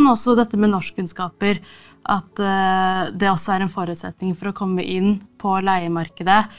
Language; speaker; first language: Norwegian; native; Norwegian